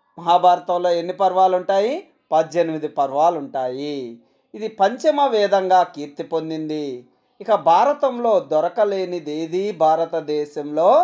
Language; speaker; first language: Telugu; native; Telugu